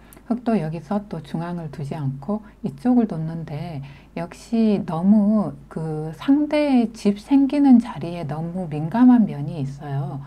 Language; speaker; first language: Korean; native; Korean